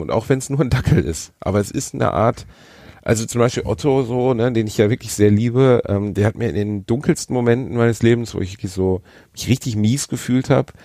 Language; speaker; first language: German; native; German